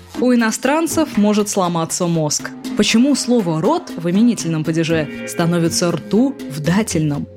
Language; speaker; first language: Russian; native; Russian